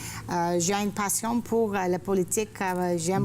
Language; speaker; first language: French; non-native, fluent; Greek